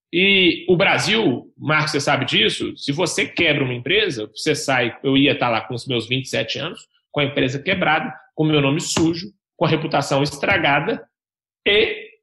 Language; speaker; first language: Portuguese; native; Portuguese